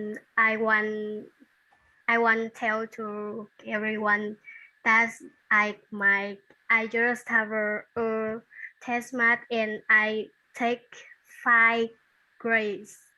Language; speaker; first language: English; non-native, learner; Vietnamese